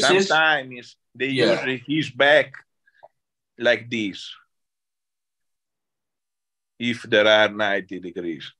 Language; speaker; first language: English; non-native, learner; Italian